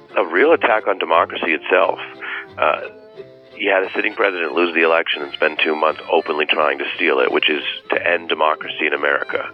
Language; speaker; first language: English; native; English